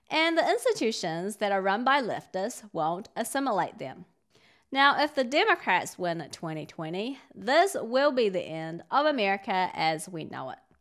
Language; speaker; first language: English; native; English